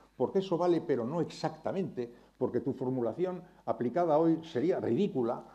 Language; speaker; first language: Spanish; native; Spanish